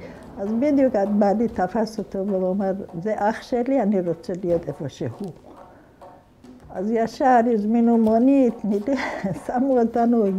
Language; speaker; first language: Hebrew; non-native, fluent; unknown